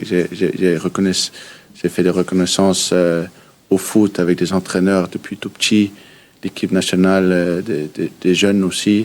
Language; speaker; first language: French; early bilingual, heritage; French